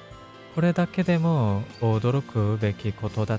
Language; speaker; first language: Japanese; non-native, learner; Korean